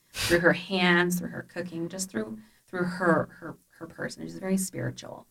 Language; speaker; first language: English; early bilingual, other home language; Spanish